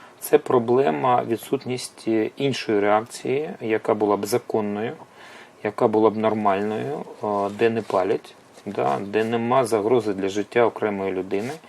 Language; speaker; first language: Ukrainian; non-native, local second language; Russian